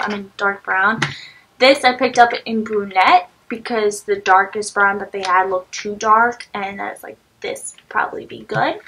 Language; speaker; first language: English; native; English